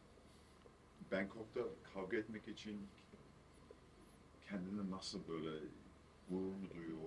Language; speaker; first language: Turkish; non-native, learner; English